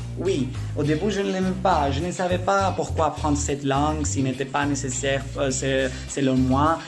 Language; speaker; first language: French; non-native, fluent; Russian